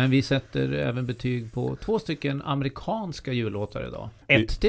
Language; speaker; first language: Swedish; native; Swedish